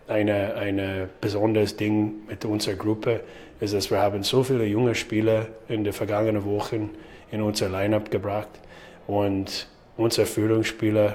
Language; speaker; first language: German; non-native, learner; English